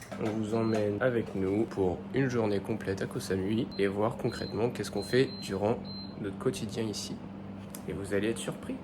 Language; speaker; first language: French; native; French